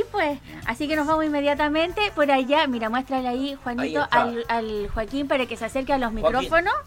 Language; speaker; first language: Spanish; native; Spanish